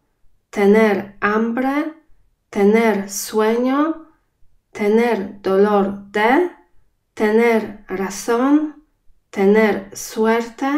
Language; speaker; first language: Spanish; non-native, fluent; Polish